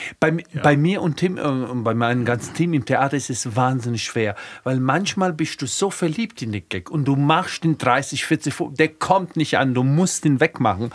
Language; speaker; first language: German; early bilingual, other home language; Croatian